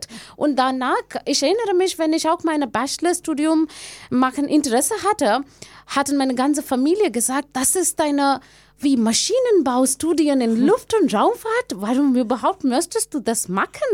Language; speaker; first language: German; non-native, learner; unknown